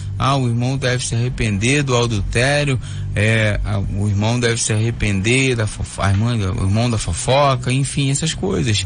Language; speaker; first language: Portuguese; native; Portuguese